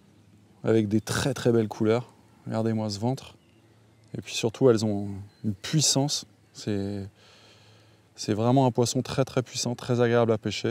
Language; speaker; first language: French; native; French